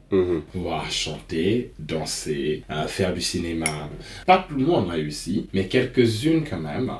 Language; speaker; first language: French; non-native, local second language; Wolof